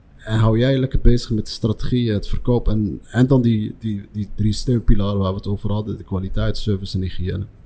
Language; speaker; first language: Dutch; early bilingual, other home language; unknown